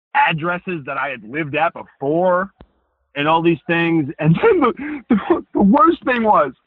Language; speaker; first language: English; native; English